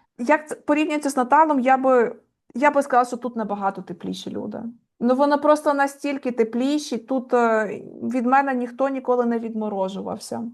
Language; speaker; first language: Ukrainian; native; Ukrainian